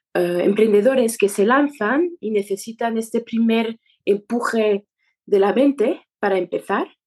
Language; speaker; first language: Spanish; non-native, fluent; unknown